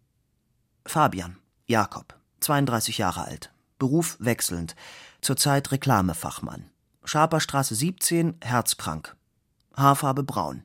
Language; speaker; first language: German; native; German